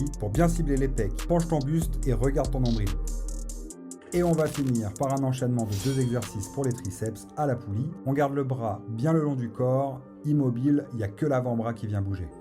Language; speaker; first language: French; native; French